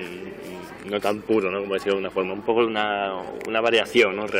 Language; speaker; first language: Portuguese; non-native, learner; Spanish